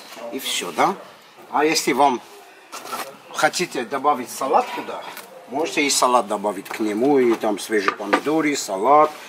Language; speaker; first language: Russian; non-native, local second language; Armenian